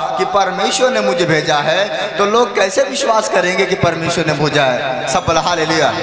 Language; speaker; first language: Hindi; native; Hindi